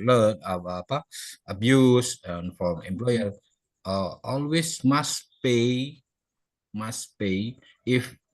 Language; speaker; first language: English; non-native, learner; Indonesian